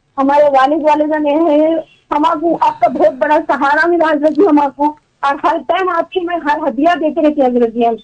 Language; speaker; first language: Urdu; native; Urdu